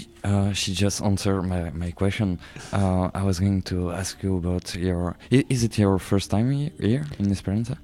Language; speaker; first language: English; non-native, fluent; French